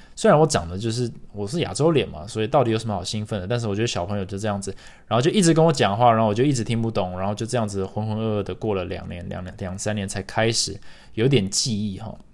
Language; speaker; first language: Chinese; early bilingual, other home language; English